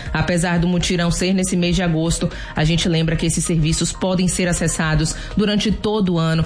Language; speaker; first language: Portuguese; native; Portuguese